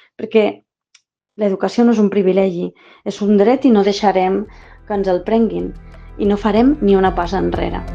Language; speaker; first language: Catalan; non-native, local second language; Spanish